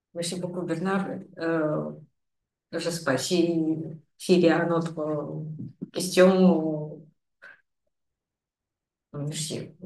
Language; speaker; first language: French; non-native, fluent; Russian